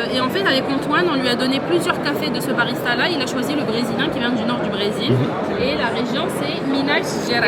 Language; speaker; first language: French; native; French